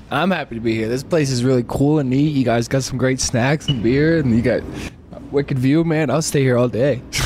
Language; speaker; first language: English; native; English